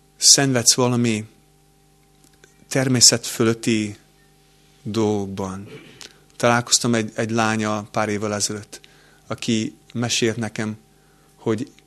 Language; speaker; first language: Hungarian; non-native, fluent; English